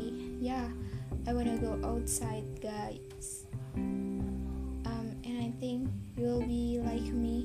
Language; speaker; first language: English; non-native, learner; Indonesian